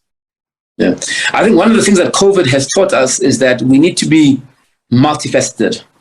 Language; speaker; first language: English; non-native, local second language; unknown